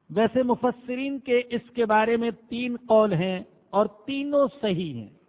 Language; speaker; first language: Urdu; non-native, local second language; Punjabi